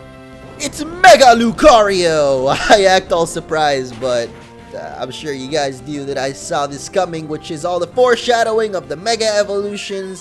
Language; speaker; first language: English; native; English